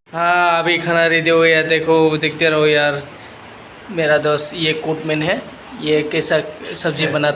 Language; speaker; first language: Hindi; non-native, local second language; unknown